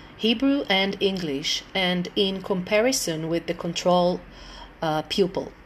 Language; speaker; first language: English; non-native, fluent; Hebrew